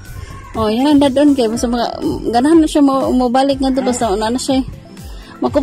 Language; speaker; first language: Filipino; non-native, local second language; Cebuano